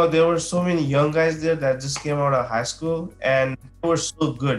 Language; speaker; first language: English; non-native, local second language; Nepali